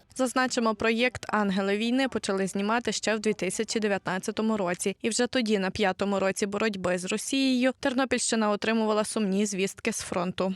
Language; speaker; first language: Ukrainian; native; Ukrainian